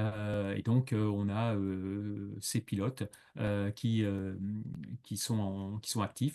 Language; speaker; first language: French; native; French